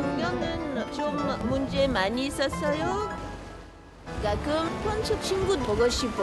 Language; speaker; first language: Korean; early bilingual, heritage; French